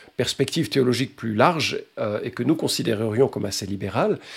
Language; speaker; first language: French; native; French